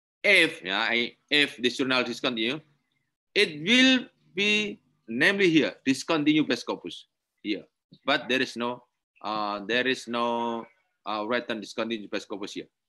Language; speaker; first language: English; non-native, learner; Indonesian